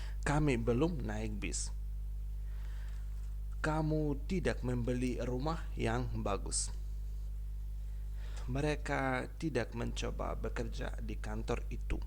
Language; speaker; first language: Indonesian; non-native, fluent; Ukrainian